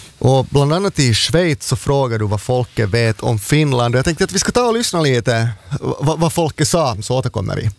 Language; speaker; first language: Swedish; native; Swedish